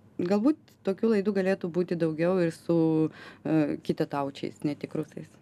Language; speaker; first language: Lithuanian; non-native, local second language; Russian